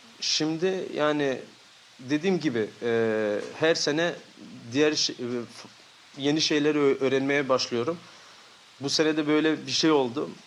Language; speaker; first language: Turkish; early bilingual, heritage; Turkish